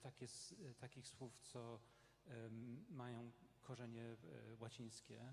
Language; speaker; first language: Polish; non-native, fluent; English